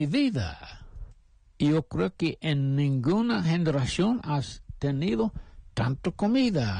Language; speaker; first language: Spanish; non-native, fluent; English